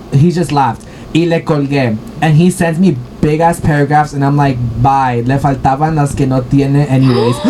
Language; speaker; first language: English; early bilingual, other home language; Spanish